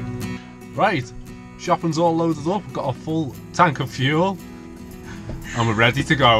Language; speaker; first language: English; native; English